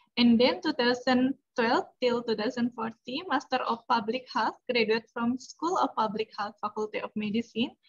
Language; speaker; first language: English; non-native, fluent; Indonesian